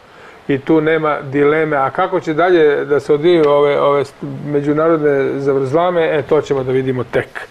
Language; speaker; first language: Croatian; native; Croatian